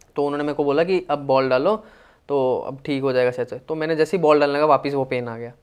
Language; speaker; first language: Hindi; native; Hindi